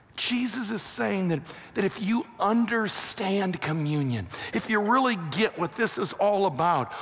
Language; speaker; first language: English; native; English